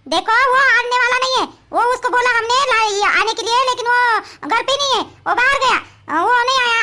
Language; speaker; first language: Hindi; non-native, local second language; Marathi